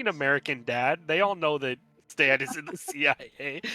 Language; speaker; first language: English; native; English